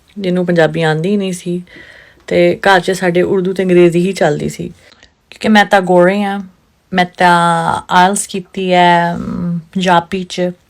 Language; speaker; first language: Punjabi; non-native, local second language; Urdu